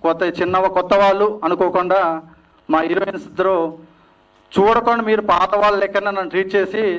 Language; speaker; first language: Telugu; native; Telugu